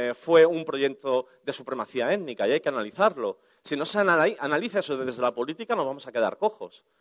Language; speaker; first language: Spanish; native; Spanish